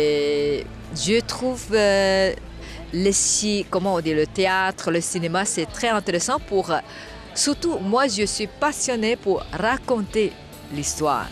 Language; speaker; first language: French; non-native, fluent; Chinese